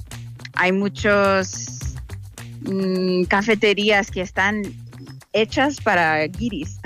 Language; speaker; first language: Spanish; non-native, fluent; English